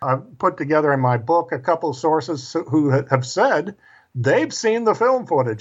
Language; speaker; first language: English; native; English